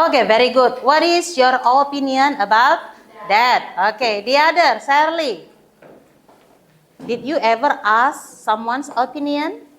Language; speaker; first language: English; non-native, fluent; Indonesian